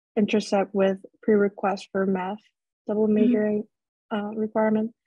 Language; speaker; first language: English; non-native, fluent; Korean